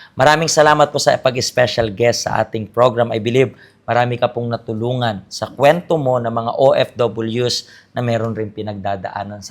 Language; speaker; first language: Filipino; native; Filipino